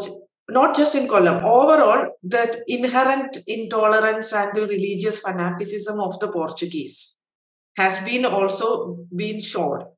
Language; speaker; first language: English; non-native, local second language; Malayalam